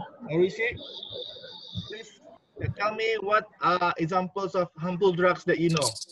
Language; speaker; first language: English; non-native, local second language; Malay